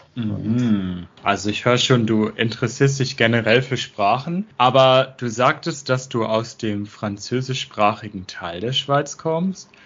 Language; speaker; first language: German; native; German